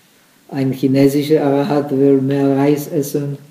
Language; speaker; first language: German; non-native, fluent; Czech